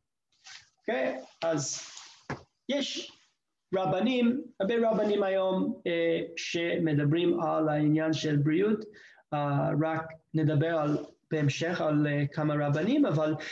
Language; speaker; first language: Hebrew; non-native, fluent; English